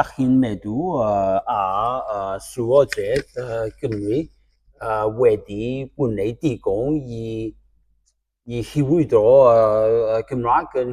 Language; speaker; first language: Welsh; non-native, learner; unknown